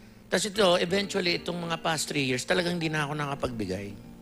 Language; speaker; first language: Filipino; native; Filipino